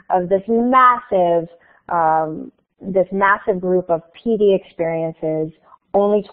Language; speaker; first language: English; native; English